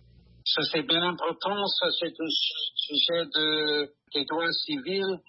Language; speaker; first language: French; non-native, learner; English